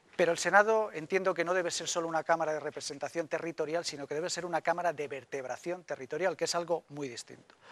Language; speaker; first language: Spanish; native; Spanish